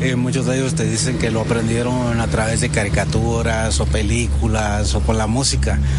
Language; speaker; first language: Spanish; early bilingual, heritage; Spanish